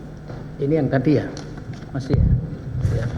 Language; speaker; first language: Indonesian; native; Indonesian